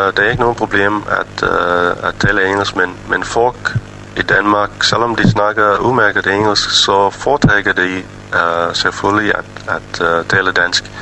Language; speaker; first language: Danish; non-native, fluent; English